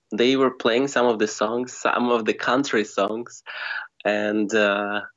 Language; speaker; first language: English; non-native, fluent; Russian